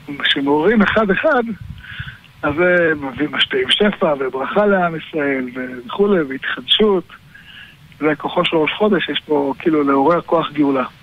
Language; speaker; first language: Hebrew; native; Hebrew